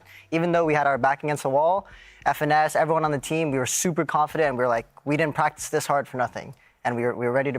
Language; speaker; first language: English; native; English